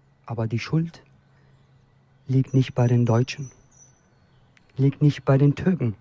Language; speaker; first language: German; non-native, fluent; Kurdish